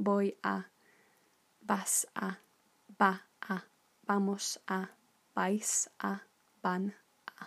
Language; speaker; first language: Spanish; non-native, fluent; English